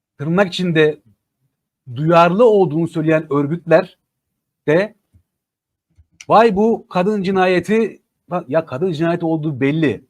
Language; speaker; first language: Turkish; native; Turkish